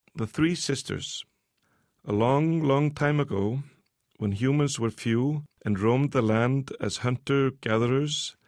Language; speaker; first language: English; early bilingual, other home language; Icelandic